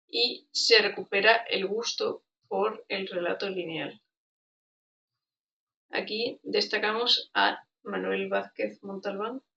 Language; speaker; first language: Spanish; native; Spanish